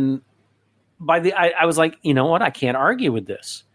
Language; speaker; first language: English; native; English